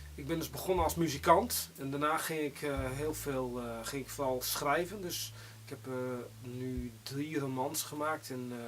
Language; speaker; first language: Dutch; non-native, local second language; Western Frisian